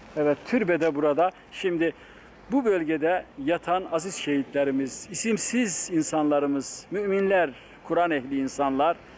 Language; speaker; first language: Turkish; native; Turkish